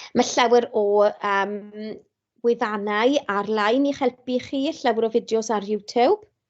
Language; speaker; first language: Welsh; non-native, local second language; English